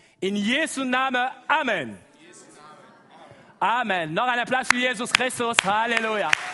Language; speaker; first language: German; non-native, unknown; Lingala